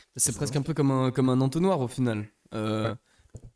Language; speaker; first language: French; non-native, fluent; English